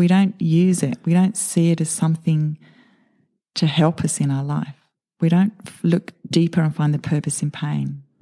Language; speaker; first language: English; native; English